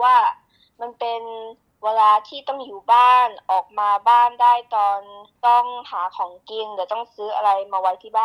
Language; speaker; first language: Thai; early bilingual, heritage; Thai